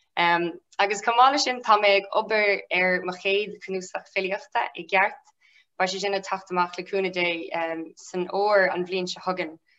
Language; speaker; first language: Irish; non-native, local second language; English